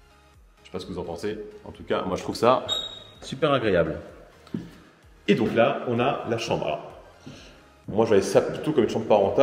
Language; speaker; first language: French; native; French